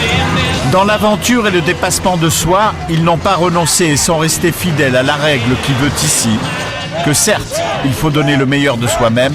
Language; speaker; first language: French; native; French